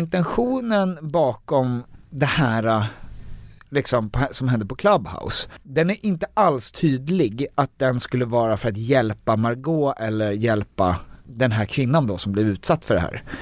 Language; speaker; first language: Swedish; native; Swedish